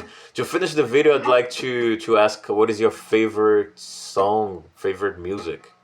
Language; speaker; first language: English; non-native, fluent; Portuguese